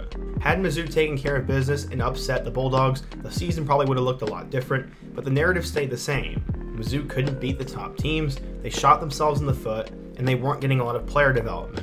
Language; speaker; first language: English; native; English